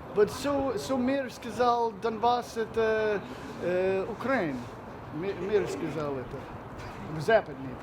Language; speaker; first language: Russian; non-native, learner; English